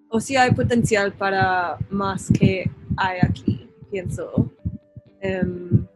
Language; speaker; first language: Spanish; non-native, learner; English